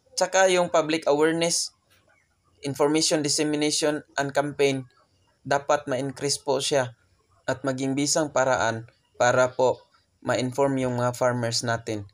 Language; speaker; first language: Filipino; non-native, local second language; Cebuano